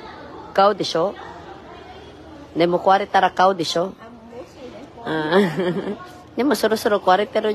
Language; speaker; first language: Japanese; non-native, learner; Filipino